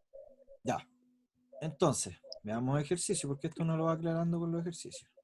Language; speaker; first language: Spanish; native; Spanish